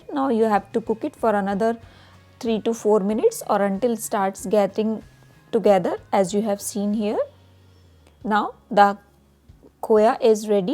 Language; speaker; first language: English; non-native, local second language; Hindi